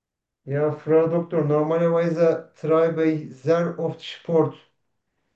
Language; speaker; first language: German; non-native, learner; Turkish